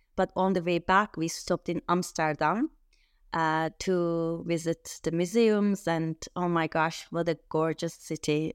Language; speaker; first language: English; non-native, fluent; Turkish